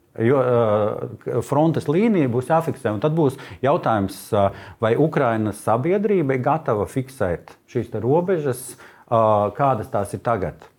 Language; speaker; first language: Latvian; native; Latvian